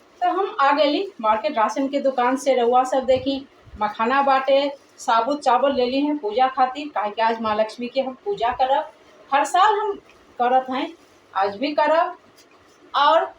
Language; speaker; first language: Bhojpuri; non-native, local second language; Maithili